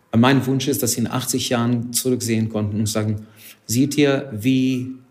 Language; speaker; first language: German; non-native, fluent; Hungarian